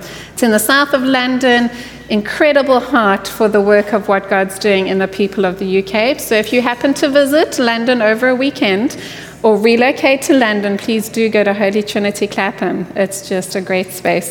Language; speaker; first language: English; native; English